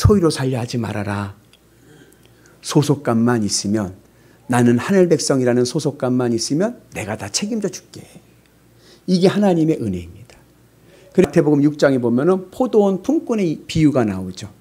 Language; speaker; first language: Korean; native; Korean